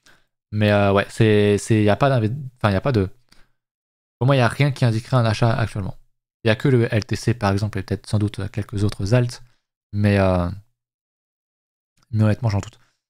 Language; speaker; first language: French; native; French